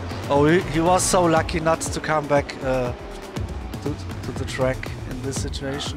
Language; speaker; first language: English; non-native, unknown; German